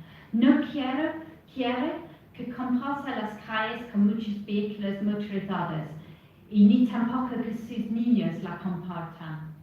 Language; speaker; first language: Spanish; non-native, fluent; English